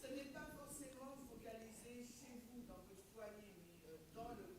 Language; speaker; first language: French; native; French